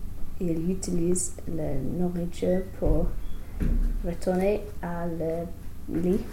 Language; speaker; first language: French; non-native, learner; English